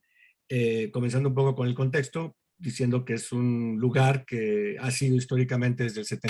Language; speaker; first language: Spanish; native; Spanish